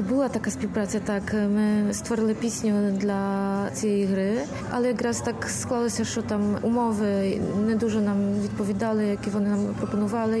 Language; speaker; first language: Ukrainian; early bilingual, heritage; Ukrainian